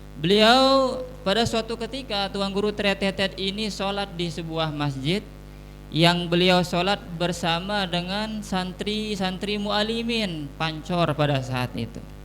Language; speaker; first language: Indonesian; non-native, local second language; Sasak